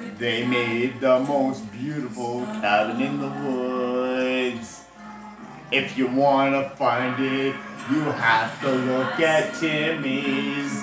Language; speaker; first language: English; native; English